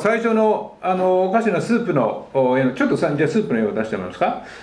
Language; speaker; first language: Japanese; native; Japanese